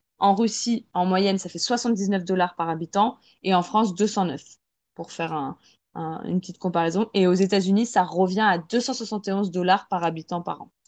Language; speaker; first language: French; native; French